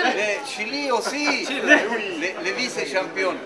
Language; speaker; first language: French; non-native, fluent; Spanish